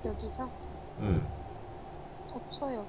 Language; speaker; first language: Korean; non-native, learner; Indonesian